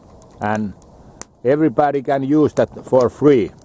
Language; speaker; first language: English; non-native, learner; Finnish